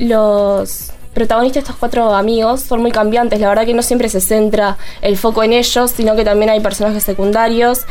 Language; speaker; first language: Spanish; native; Spanish